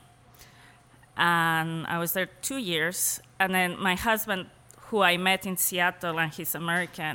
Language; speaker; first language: English; non-native, fluent; Spanish